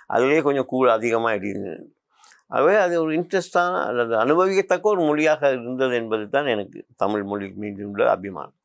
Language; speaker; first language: Tamil; non-native, local second language; Memoni